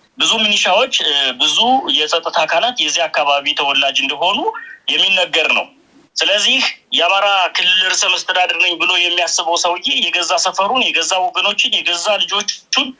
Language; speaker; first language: Amharic; native; Amharic